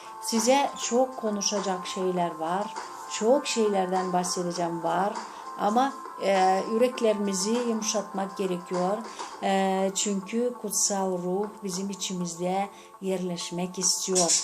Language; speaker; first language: Turkish; non-native, fluent; Gagauz